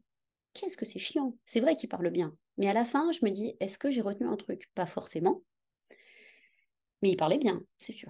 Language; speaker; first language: French; native; French